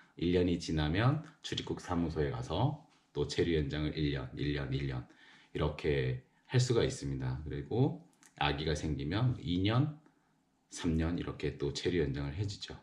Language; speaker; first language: Korean; native; Korean